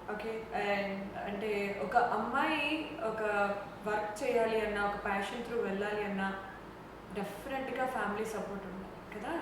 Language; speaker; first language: Telugu; native; Telugu